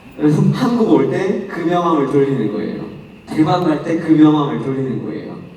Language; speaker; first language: Korean; non-native, fluent; English